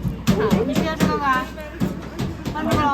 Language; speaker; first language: Chinese; non-native, learner; Hindi